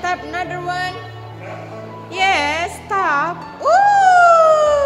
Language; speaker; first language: English; non-native, learner; Indonesian